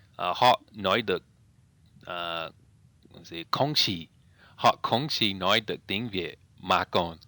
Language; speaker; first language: Vietnamese; non-native, learner; English